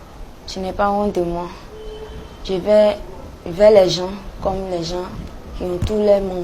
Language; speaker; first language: French; non-native, local second language; Dyula